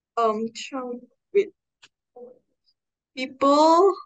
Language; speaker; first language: English; non-native, learner; Indonesian